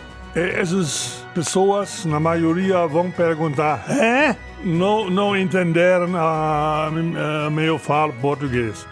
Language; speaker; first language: Portuguese; non-native, fluent; German